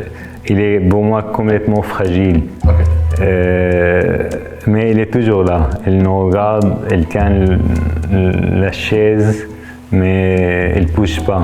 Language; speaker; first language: French; non-native, fluent; Arabic